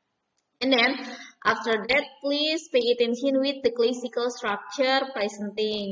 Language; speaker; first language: English; non-native, learner; Indonesian